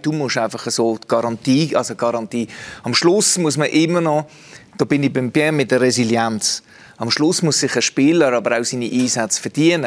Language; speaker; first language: German; native; German